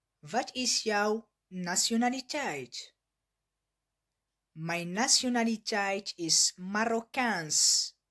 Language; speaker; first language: Dutch; non-native, learner; Arabic